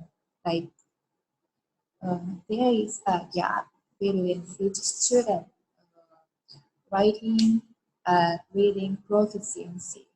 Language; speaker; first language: English; non-native, learner; Japanese